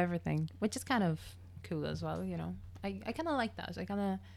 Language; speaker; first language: English; non-native, fluent; Polish